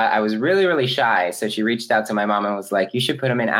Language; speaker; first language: English; native; English